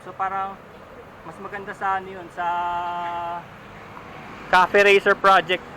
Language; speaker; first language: Filipino; native; Filipino